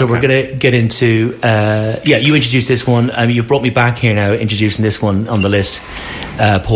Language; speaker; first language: English; native; English